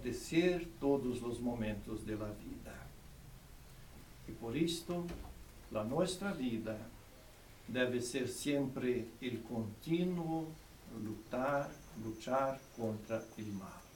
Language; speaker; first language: Spanish; non-native, fluent; Portuguese